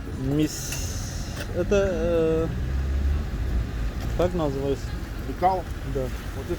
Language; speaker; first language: Russian; non-native, learner; Turkish